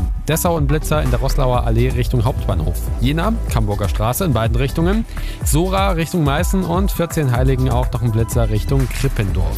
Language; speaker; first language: German; native; German